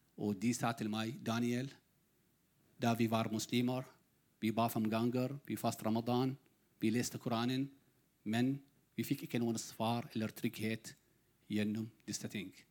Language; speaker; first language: Norwegian; non-native, learner; Arabic